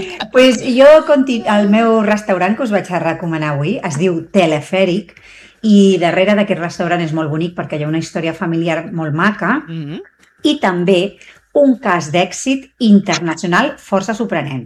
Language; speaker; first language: Catalan; native; Catalan